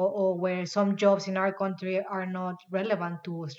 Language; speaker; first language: English; non-native, fluent; Spanish